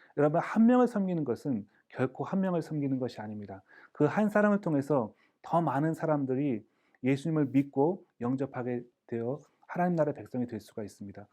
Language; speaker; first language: Korean; native; Korean